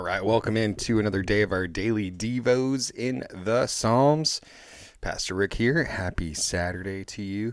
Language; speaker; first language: English; native; English